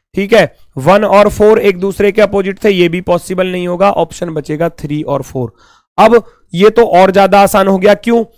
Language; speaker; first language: Hindi; native; Hindi